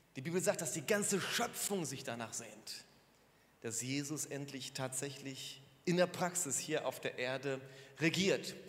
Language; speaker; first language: German; native; German